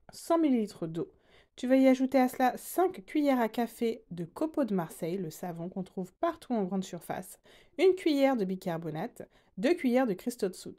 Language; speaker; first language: French; native; French